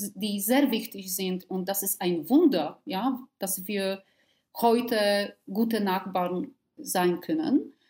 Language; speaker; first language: German; non-native, fluent; Polish